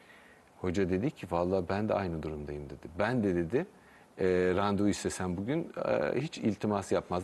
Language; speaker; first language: Turkish; native; Turkish